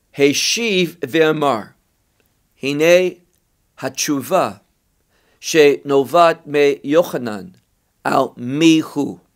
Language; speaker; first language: Hebrew; non-native, fluent; English